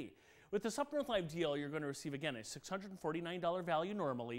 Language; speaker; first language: English; native; English